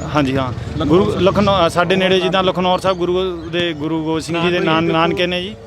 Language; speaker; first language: Punjabi; non-native, local second language; Haryanvi